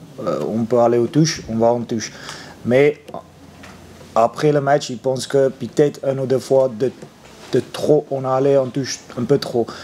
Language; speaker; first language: French; non-native, fluent; Afrikaans